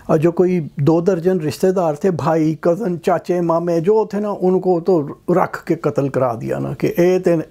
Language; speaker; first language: Urdu; native; Urdu